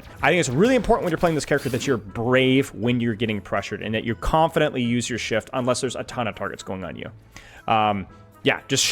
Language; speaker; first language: English; native; English